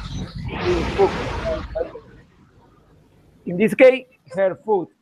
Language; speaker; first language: English; non-native, learner; Spanish